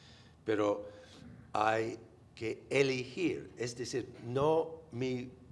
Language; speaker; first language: Spanish; non-native, fluent; English